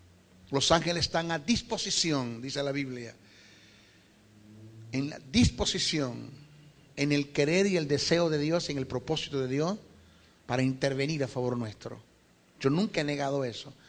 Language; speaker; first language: Spanish; native; Spanish